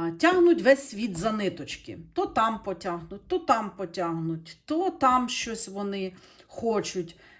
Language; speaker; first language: Ukrainian; non-native, local second language; Russian